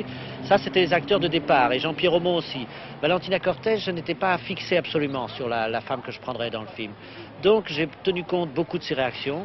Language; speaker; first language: French; native; French